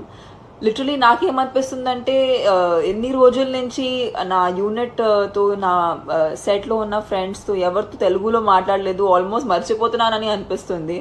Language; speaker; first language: Telugu; non-native, fluent; Hindi